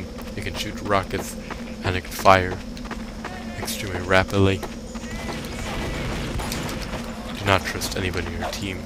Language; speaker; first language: English; native; English